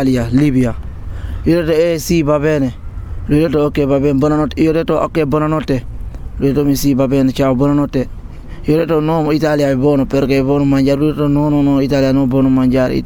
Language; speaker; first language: Italian; non-native, learner; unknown